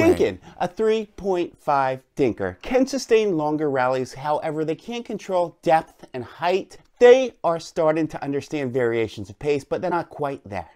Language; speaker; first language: English; native; English